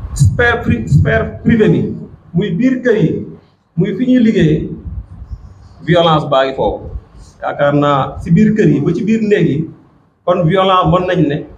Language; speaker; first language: Wolof; non-native, local second language; Serer